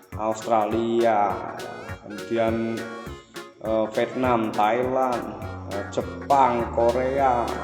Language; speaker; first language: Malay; non-native, local second language; Javanese